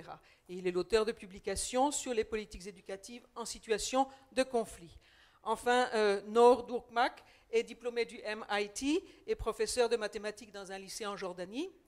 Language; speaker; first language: French; native; French